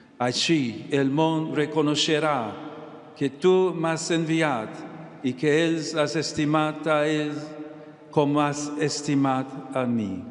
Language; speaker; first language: Catalan; non-native, learner; English